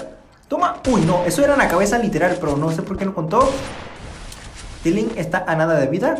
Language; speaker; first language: Spanish; native; Spanish